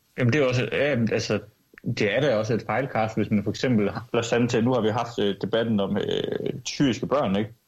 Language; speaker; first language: Danish; early bilingual, other home language; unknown